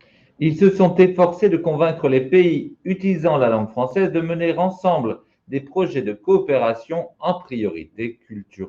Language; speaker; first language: French; native; French